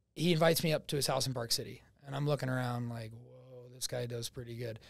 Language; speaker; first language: English; native; English